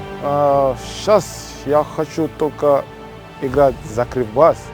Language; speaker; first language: Russian; non-native, learner; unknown